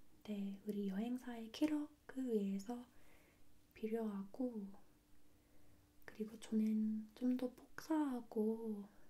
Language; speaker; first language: Korean; non-native, fluent; English